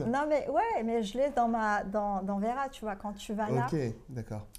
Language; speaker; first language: French; non-native, local second language; Arabic